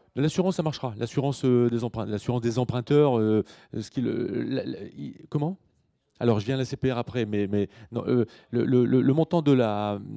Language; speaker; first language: French; native; French